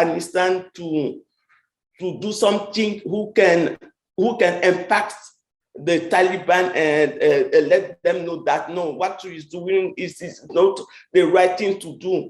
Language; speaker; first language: English; non-native, fluent; French